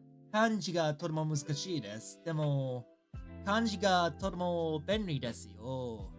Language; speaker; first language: Japanese; non-native, learner; English